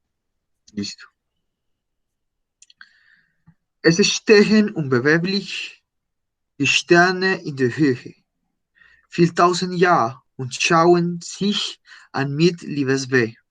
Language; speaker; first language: German; non-native, learner; Spanish